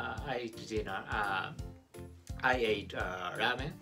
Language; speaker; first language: English; non-native, learner; Japanese